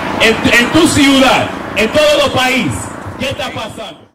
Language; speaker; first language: Spanish; non-native, learner; English